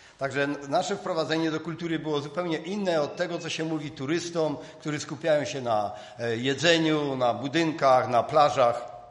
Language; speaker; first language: Polish; native; Polish